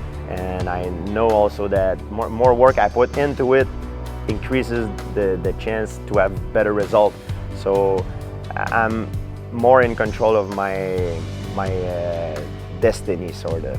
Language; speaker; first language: English; non-native, fluent; French